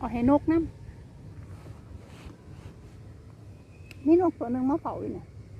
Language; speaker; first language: Thai; native; Thai